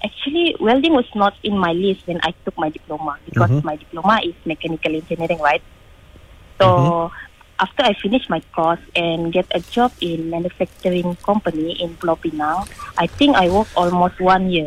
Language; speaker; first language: English; non-native, local second language; Malay